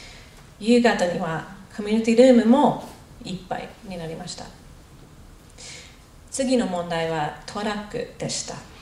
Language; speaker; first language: Japanese; non-native, fluent; English